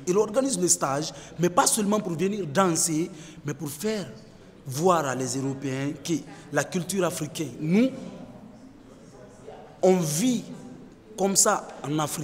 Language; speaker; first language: French; non-native, fluent; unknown